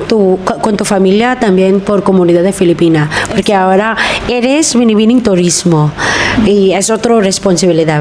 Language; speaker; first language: Spanish; non-native, fluent; Filipino